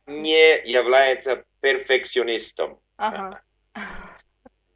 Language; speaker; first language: Russian; non-native, learner; English